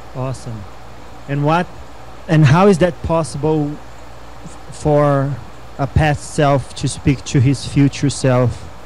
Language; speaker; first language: English; non-native, fluent; Portuguese